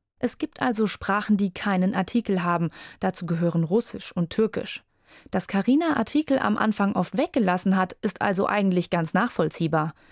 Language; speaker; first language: German; native; German